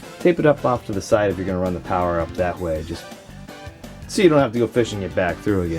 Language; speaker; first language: English; native; English